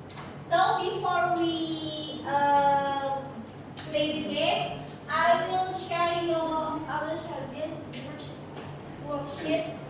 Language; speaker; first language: English; non-native, learner; Indonesian